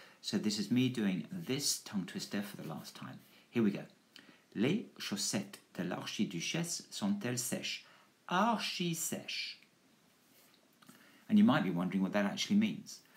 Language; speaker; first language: English; native; English